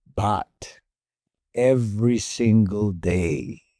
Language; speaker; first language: English; non-native, local second language; Filipino